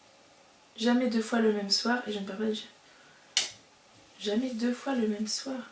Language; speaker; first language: French; native; French